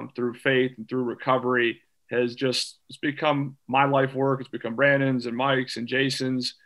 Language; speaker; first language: English; native; English